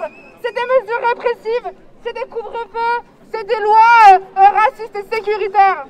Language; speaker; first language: French; native; French